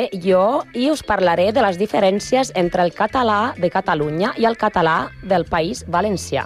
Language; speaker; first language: Catalan; non-native, learner; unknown